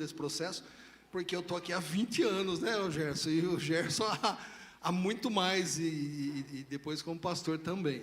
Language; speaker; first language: Portuguese; native; Portuguese